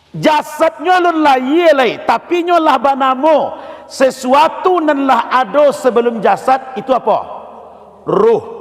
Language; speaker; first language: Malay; non-native, local second language; Minangkabau